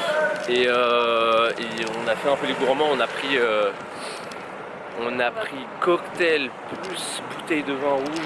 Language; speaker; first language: French; native; French